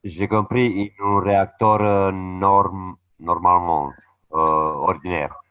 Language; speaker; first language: French; non-native, learner; Romanian